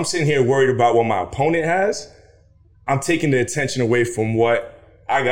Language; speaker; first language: English; native; English